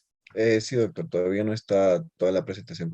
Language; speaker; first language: Spanish; native; Spanish